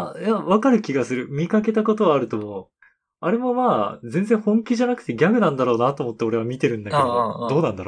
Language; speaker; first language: Japanese; native; Japanese